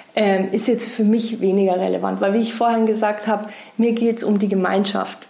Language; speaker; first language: German; native; German